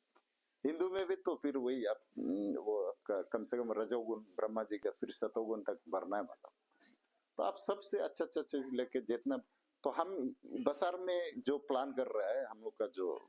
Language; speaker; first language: Hindi; non-native, local second language; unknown